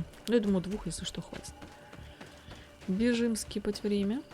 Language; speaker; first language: Russian; native; Russian